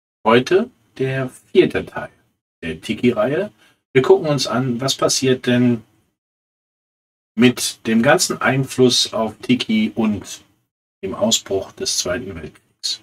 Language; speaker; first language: German; native; German